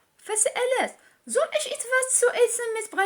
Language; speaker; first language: German; non-native, learner; Arabic